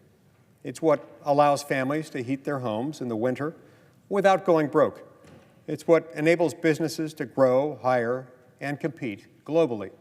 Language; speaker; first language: English; native; English